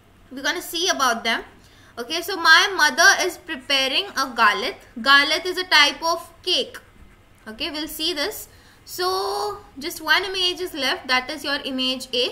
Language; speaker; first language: English; non-native, local second language; Hindi